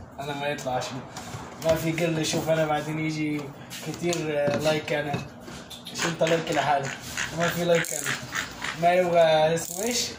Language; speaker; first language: Arabic; non-native, learner; Filipino